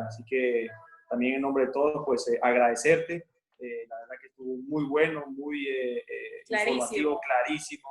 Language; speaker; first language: Spanish; native; Spanish